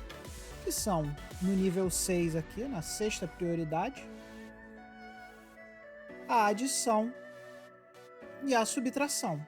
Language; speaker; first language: Portuguese; native; Portuguese